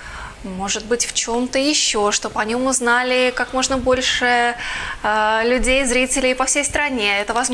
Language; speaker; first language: Russian; native; Russian